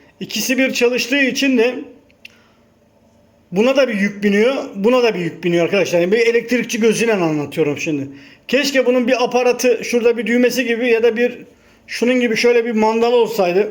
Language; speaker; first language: Turkish; native; Turkish